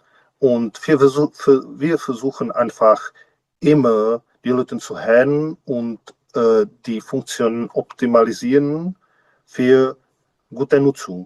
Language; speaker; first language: German; non-native, learner; Czech